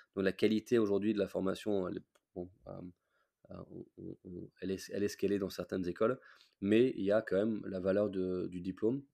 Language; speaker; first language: French; non-native, fluent; English